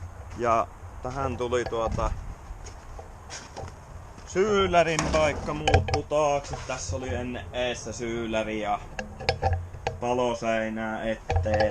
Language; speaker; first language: Finnish; native; Finnish